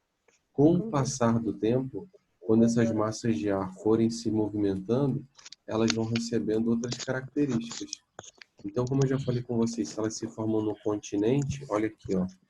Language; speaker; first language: Portuguese; native; Portuguese